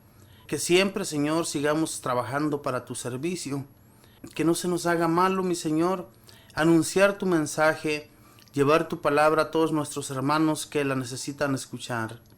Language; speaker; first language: Spanish; native; Spanish